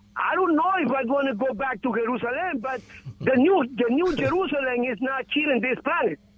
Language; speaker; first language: English; non-native, learner; Spanish